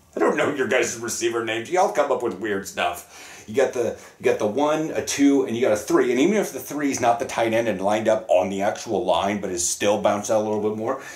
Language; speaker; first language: English; native; English